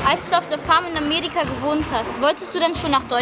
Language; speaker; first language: German; native; German